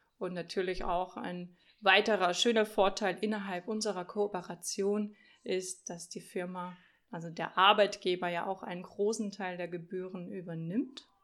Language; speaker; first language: German; early bilingual, other home language; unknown